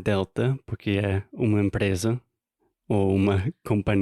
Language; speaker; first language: Portuguese; non-native, fluent; English